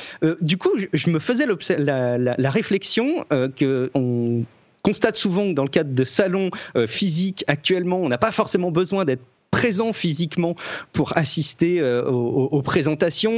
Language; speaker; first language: French; native; French